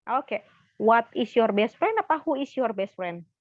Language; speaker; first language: English; non-native, fluent; Indonesian